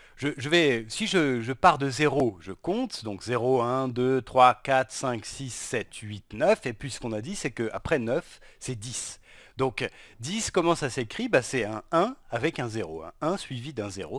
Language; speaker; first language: French; native; French